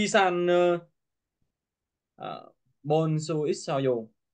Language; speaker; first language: Korean; non-native, learner; Vietnamese